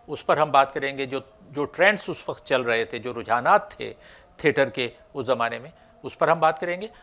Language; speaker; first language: Urdu; native; Urdu